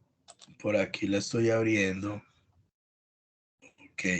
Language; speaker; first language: Spanish; native; Spanish